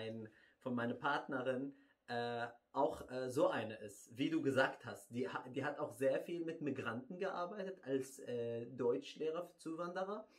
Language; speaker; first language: German; non-native, fluent; Arabic